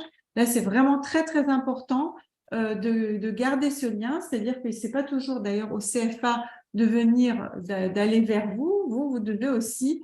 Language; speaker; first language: French; native; French